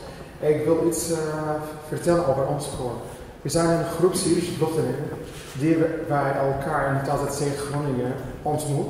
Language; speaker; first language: Dutch; non-native, learner; Arabic